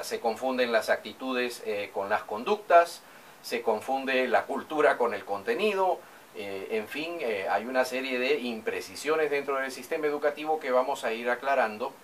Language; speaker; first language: Spanish; native; Spanish